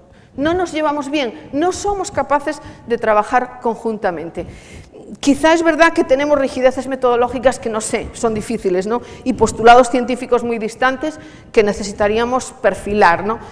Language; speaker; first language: Spanish; native; Spanish